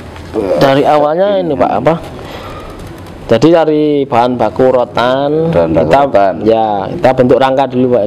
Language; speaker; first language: Indonesian; native; Indonesian